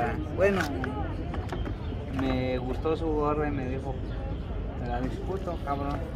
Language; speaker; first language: Spanish; native; Spanish